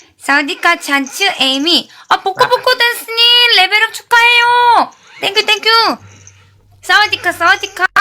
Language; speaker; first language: Korean; native; Korean